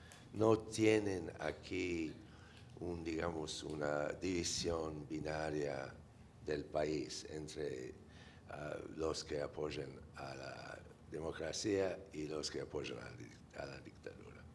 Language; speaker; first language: Spanish; non-native, fluent; English